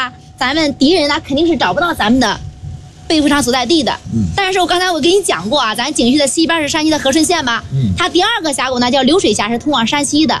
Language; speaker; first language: Chinese; native; Chinese